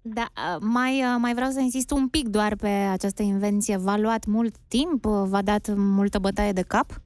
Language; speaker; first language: Romanian; native; Romanian